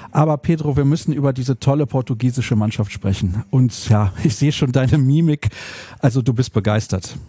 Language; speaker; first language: German; native; German